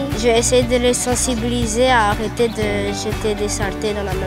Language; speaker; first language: French; non-native, local second language; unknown